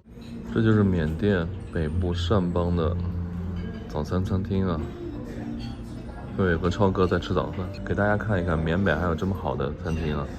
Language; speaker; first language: Chinese; native; Chinese